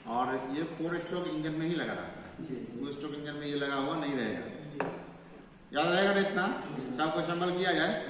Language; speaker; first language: Hindi; native; Hindi